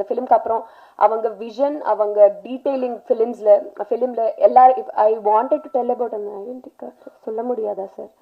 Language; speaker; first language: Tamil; non-native, learner; Telugu